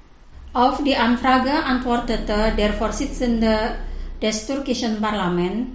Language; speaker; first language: German; non-native, fluent; Indonesian